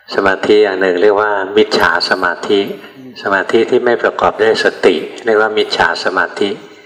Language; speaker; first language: Thai; native; Thai